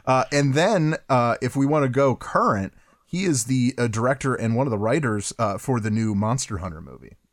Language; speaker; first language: English; native; English